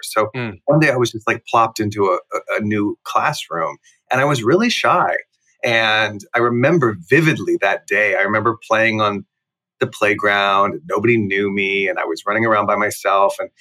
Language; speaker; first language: English; native; English